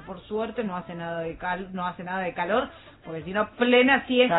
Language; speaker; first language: Spanish; native; Spanish